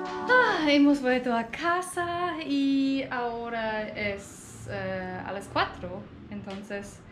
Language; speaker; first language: Spanish; non-native, learner; German